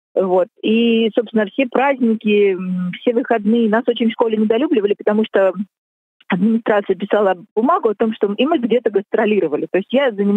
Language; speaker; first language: Russian; native; Russian